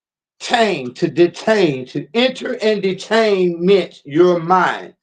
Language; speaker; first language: English; native; English